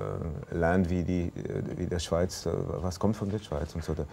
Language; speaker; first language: German; non-native, local second language; French